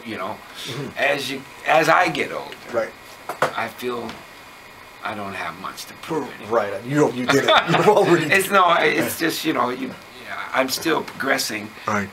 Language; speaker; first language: English; native; English